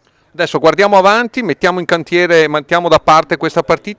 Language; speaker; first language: Italian; native; Italian